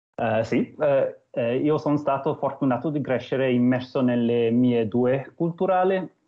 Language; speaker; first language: Italian; non-native, fluent; English